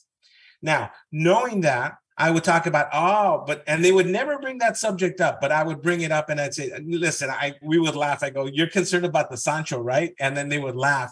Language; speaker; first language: English; early bilingual, other home language; Spanish